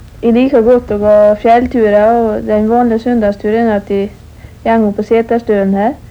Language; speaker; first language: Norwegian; native; Norwegian